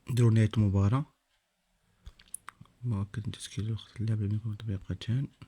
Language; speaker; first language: Arabic; native; Arabic